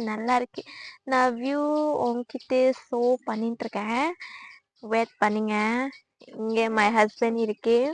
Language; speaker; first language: Tamil; non-native, learner; Bangla